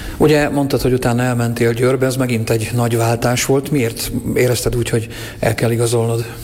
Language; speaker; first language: Hungarian; native; Hungarian